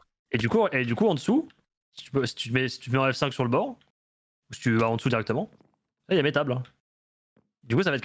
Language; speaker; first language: French; native; French